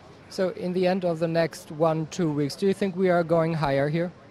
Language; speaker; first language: English; non-native, fluent; German